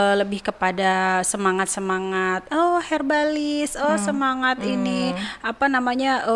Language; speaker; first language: Indonesian; native; Indonesian